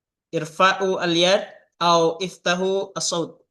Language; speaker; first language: Arabic; non-native, fluent; Indonesian